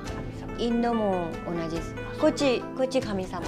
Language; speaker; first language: Japanese; non-native, learner; Hindi